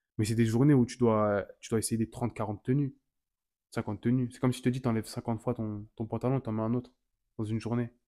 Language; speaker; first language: French; native; French